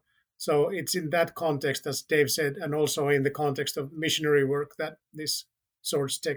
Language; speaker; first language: English; non-native, fluent; Finnish